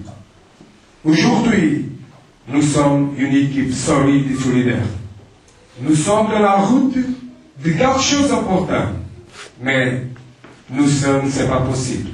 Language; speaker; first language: French; non-native, fluent; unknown